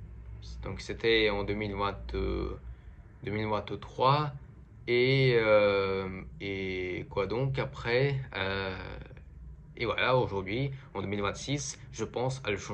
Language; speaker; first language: French; non-native, fluent; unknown